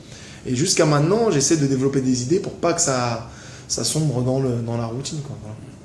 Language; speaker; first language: French; native; French